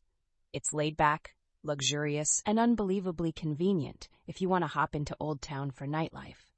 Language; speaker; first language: English; native; English